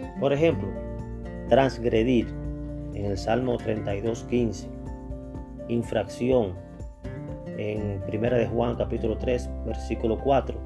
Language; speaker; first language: Spanish; native; Spanish